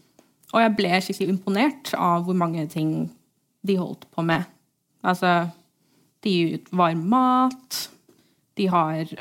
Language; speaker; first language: Norwegian; early bilingual, heritage; English